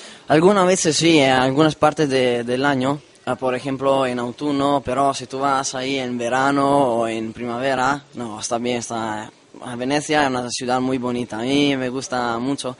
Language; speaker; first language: Spanish; non-native, learner; Italian